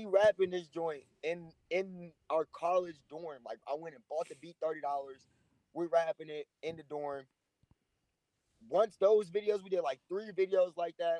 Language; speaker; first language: English; native; English